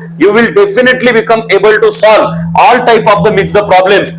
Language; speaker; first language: English; non-native, local second language; Marathi